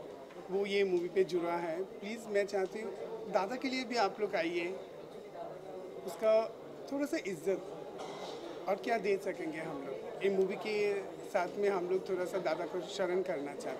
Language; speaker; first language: Hindi; non-native, fluent; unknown